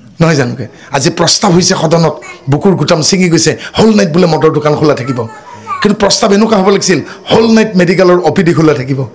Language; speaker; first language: Assamese; non-native, local second language; Bodo